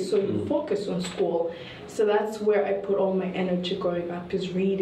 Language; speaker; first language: English; non-native, local second language; Kinyarwanda